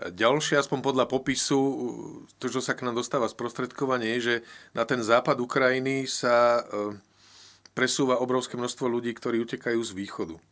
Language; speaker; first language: Slovak; native; Slovak